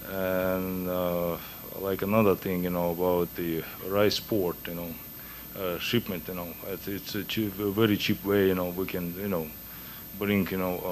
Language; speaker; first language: English; non-native, fluent; Russian